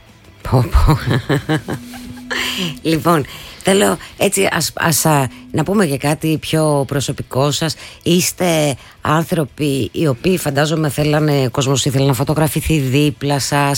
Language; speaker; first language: Greek; native; Greek